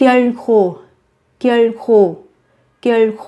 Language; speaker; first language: Korean; non-native, fluent; Vietnamese